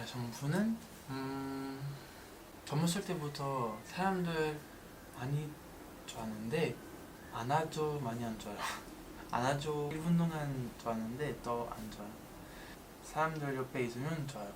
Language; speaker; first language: Korean; non-native, learner; French